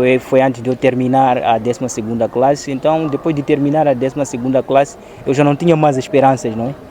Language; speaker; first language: Portuguese; non-native, local second language; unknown